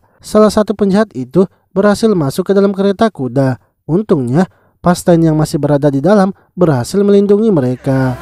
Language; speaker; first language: Indonesian; native; Indonesian